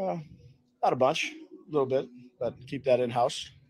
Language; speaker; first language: English; native; English